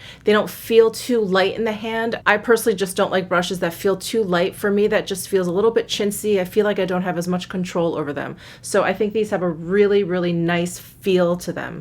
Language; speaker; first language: English; native; English